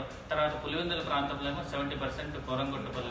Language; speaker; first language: Telugu; native; Telugu